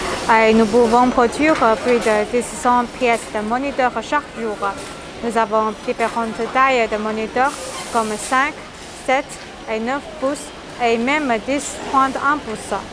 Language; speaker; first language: French; non-native, learner; Chinese